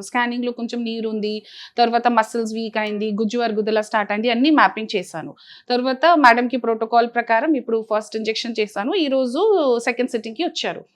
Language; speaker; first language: Telugu; non-native, local second language; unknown